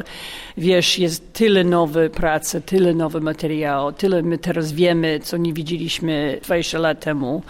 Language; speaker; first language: Polish; non-native, fluent; English